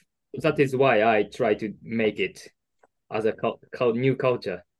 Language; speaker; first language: English; non-native, learner; Japanese